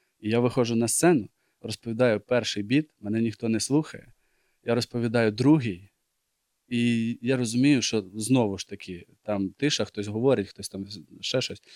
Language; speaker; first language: Ukrainian; native; Ukrainian